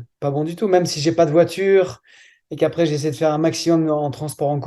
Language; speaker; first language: French; native; French